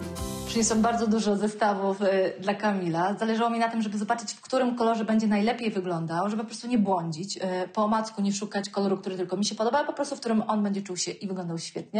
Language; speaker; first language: Polish; native; Polish